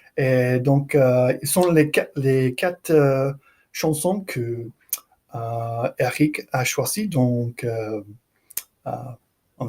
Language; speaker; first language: French; non-native, learner; English